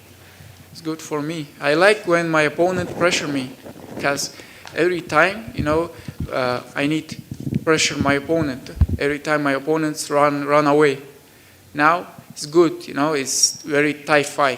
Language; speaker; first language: English; non-native, learner; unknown